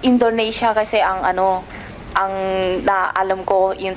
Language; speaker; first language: Filipino; non-native, learner; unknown